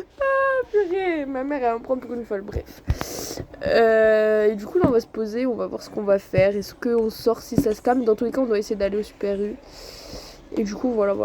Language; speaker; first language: French; native; French